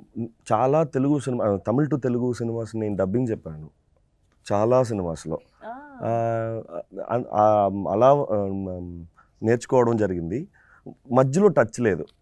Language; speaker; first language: Telugu; non-native, fluent; Tamil